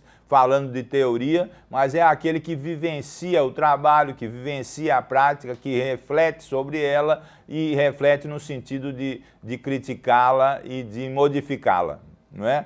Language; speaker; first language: Portuguese; native; Portuguese